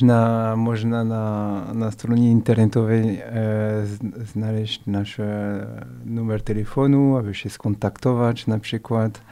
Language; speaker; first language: Polish; non-native, fluent; French